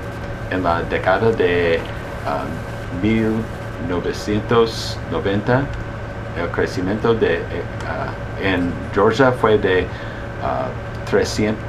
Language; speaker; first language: Spanish; early bilingual, heritage; Spanish